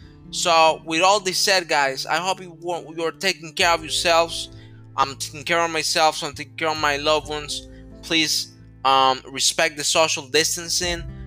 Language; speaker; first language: English; non-native, fluent; Spanish